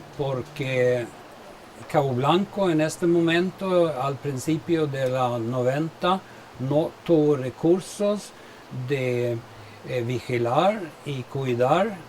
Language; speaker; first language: Spanish; non-native, fluent; Swedish